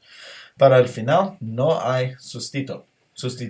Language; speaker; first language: Spanish; non-native, learner; English